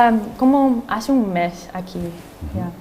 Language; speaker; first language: Spanish; non-native, fluent; English